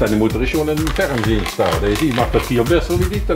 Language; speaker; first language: German; non-native, learner; Dutch